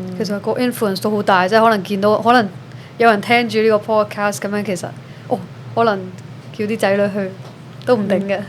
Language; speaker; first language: Cantonese; early bilingual, other home language; Urdu